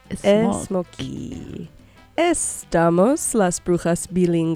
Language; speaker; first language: Spanish; non-native, learner; English